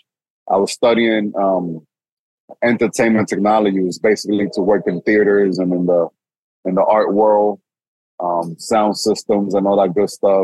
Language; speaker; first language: English; early bilingual, other home language; Spanish